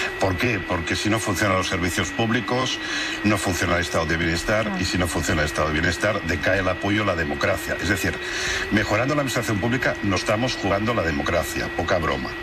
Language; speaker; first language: Spanish; non-native, local second language; Catalan